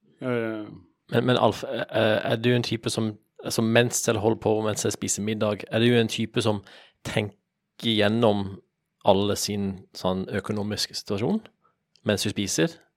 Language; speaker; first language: Norwegian; native; Norwegian